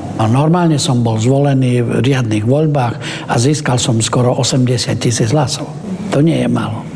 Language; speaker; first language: Slovak; non-native, local second language; Romany